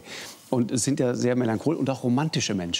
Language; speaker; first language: German; native; German